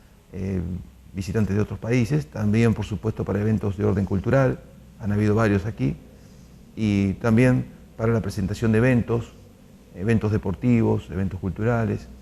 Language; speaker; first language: Spanish; native; Spanish